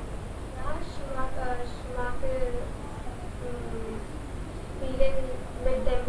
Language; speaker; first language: German; non-native, learner; Hindi